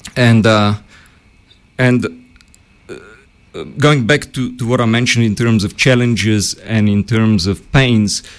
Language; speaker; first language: English; early bilingual, other home language; Bulgarian